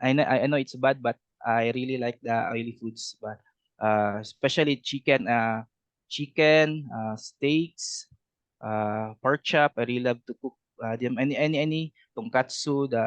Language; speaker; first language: English; non-native, learner; Cebuano